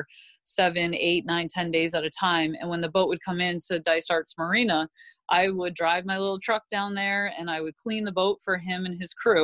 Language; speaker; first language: English; native; English